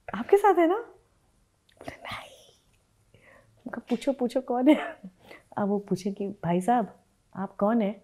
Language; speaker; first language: Hindi; native; Hindi